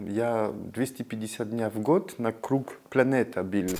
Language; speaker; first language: Russian; non-native, learner; French